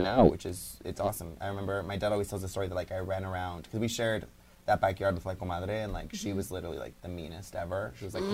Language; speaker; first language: English; early bilingual, other home language; Spanish